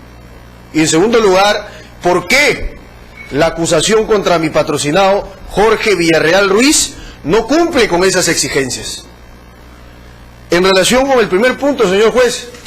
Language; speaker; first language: Spanish; native; Spanish